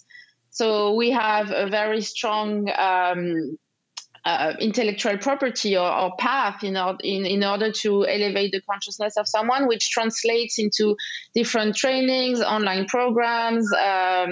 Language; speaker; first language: English; non-native, fluent; French